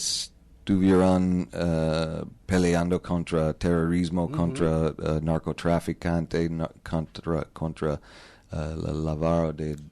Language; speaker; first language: Spanish; non-native, learner; English